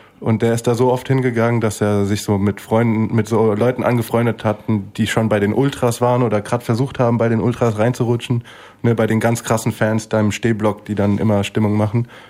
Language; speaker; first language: German; native; German